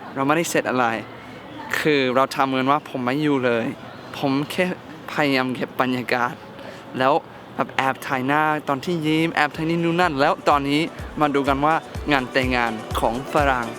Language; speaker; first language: Thai; non-native, fluent; English